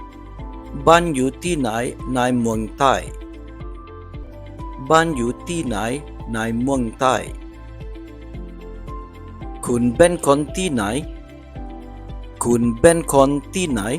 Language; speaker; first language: Thai; non-native, learner; English